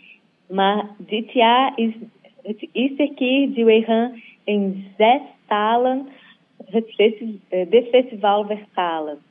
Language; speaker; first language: Dutch; non-native, learner; Portuguese